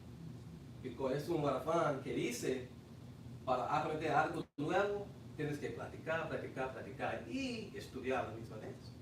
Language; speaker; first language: Spanish; non-native, fluent; English